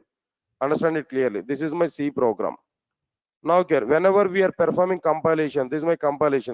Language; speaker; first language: English; non-native, local second language; Telugu